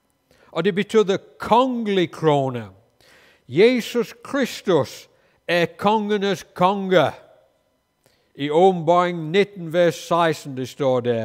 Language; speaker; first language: Danish; non-native, fluent; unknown